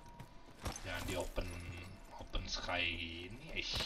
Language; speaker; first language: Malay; non-native, local second language; Sundanese